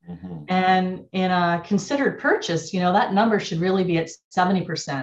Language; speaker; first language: English; native; English